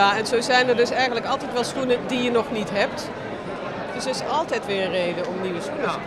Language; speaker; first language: Dutch; native; Dutch